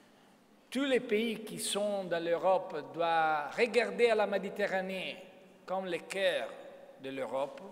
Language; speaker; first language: French; non-native, fluent; Italian